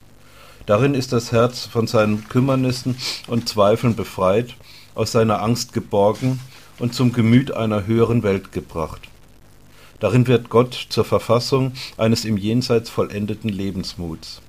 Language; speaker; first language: German; native; German